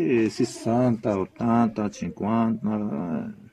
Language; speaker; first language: Italian; non-native, learner; Arabic